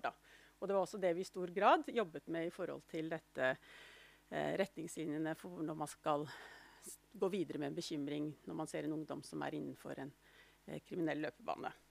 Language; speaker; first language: Norwegian; native; Norwegian